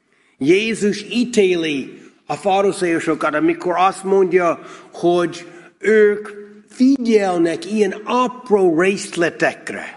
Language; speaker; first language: Hungarian; non-native, fluent; English